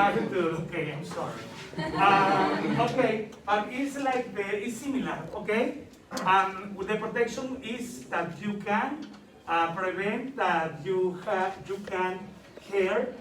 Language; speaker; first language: English; non-native, learner; Spanish